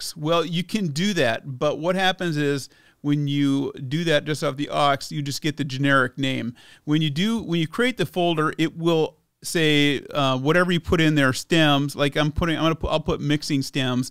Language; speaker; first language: English; native; English